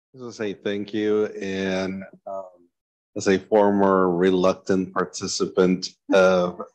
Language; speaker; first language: English; native; English